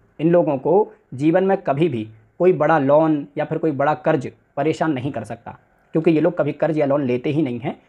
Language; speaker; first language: Hindi; native; Hindi